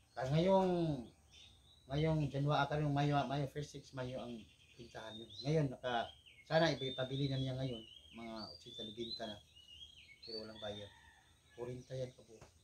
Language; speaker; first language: Filipino; non-native, local second language; Cebuano